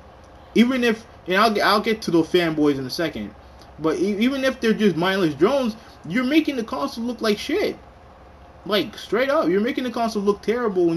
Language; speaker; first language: English; native; English